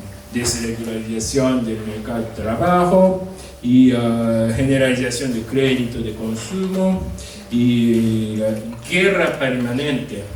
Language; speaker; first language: Spanish; non-native, fluent; Japanese